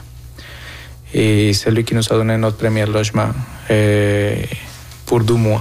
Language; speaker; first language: French; non-native, fluent; Spanish